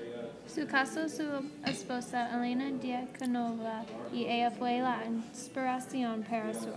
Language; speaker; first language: Spanish; non-native, learner; English